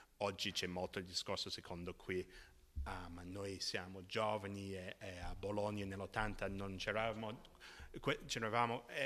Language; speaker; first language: Italian; non-native, fluent; English